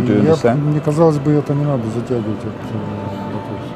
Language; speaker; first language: Russian; native; Russian